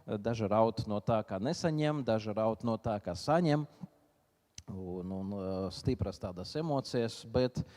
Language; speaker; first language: Latvian; non-native, local second language; Russian